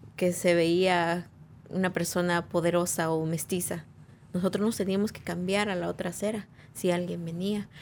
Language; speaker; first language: Spanish; non-native, local second language; Tzeltal